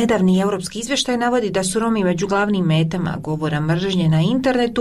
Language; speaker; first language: Croatian; native; Croatian